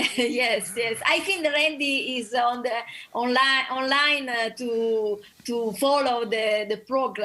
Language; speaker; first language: English; non-native, learner; Italian